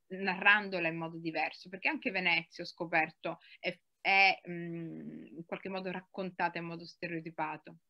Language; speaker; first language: Italian; early bilingual, other home language; Somali